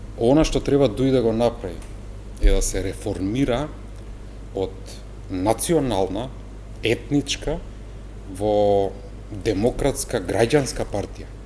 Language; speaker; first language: Macedonian; native; Macedonian